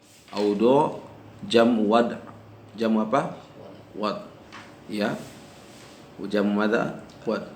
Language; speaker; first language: Arabic; non-native, fluent; Indonesian